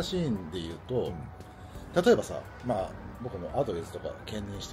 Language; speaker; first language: Japanese; native; Japanese